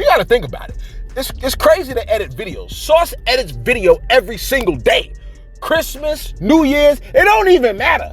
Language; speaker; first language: English; native; English